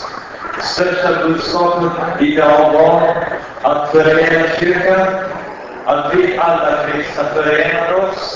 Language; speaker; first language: Swedish; non-native, fluent; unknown